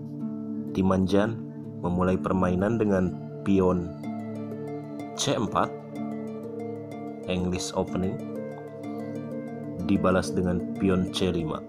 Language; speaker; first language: Indonesian; native; Indonesian